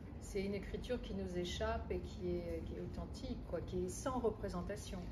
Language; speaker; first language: French; native; French